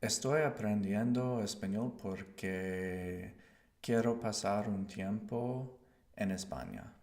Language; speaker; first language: Spanish; non-native, learner; English